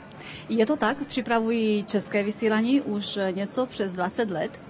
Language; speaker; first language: Czech; early bilingual, heritage; Czech